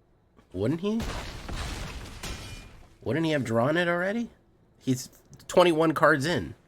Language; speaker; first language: English; native; English